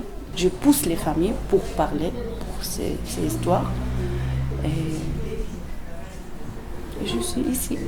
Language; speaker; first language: French; non-native, learner; Arabic